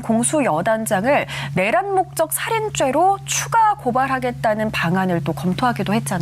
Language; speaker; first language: Korean; native; Korean